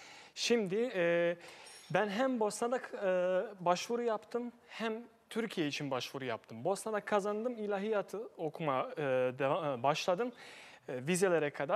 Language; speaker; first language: Turkish; non-native, fluent; Bosnian